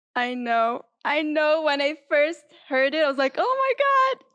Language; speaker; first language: English; non-native, fluent; Arabic